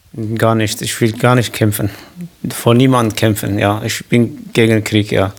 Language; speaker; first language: German; non-native, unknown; Kurdish